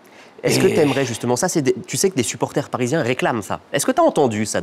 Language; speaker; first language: French; native; French